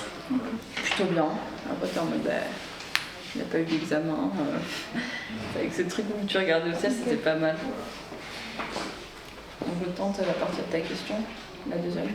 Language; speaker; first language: French; native; French